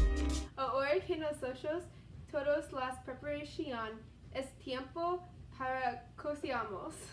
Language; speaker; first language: Spanish; non-native, learner; English